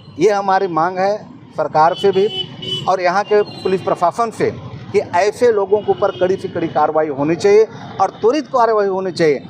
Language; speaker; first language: Hindi; native; Hindi